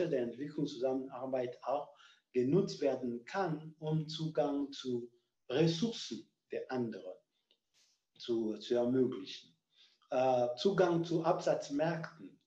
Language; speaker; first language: German; non-native, fluent; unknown